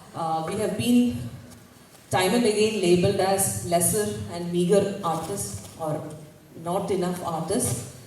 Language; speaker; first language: English; non-native, local second language; Malayalam